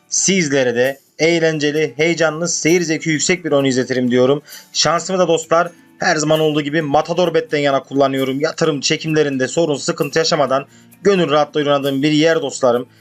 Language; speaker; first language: Turkish; native; Turkish